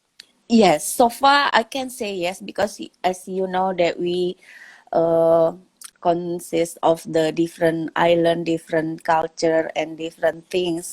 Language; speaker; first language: English; non-native, local second language; Indonesian